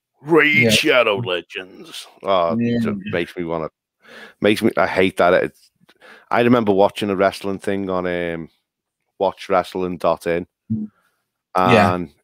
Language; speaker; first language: English; native; English